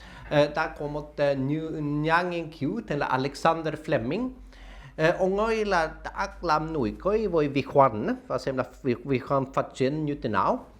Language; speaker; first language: Vietnamese; non-native, learner; Swedish